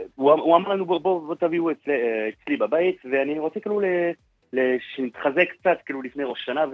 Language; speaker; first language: Hebrew; non-native, fluent; French